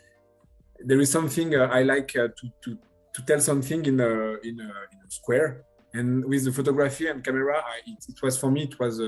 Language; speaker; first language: English; non-native, learner; French